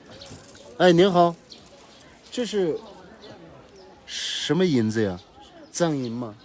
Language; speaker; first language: Chinese; non-native, fluent; Mongolian